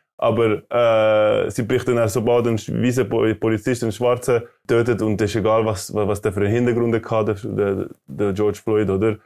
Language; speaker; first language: German; early bilingual, other home language; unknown